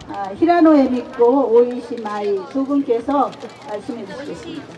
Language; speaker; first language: Korean; native; Korean